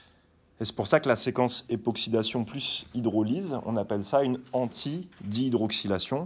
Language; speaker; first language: French; native; French